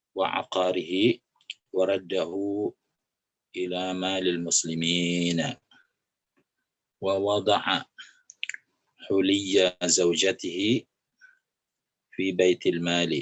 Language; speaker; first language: Arabic; non-native, fluent; Indonesian